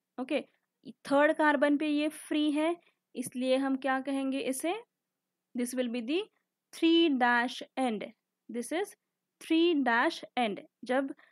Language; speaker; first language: Hindi; native; Hindi